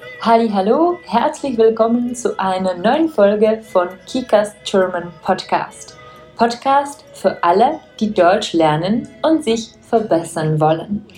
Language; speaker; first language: German; non-native, fluent; Czech